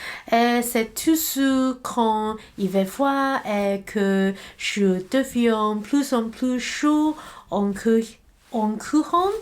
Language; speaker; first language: French; non-native, learner; Cantonese